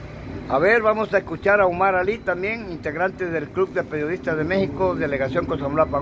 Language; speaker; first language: Spanish; native; Spanish